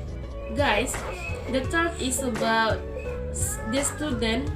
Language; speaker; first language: English; non-native, learner; Indonesian